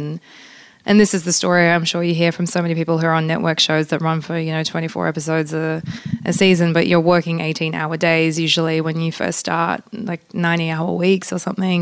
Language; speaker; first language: English; non-native, local second language; Polish